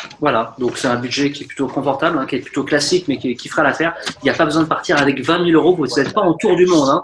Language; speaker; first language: French; native; French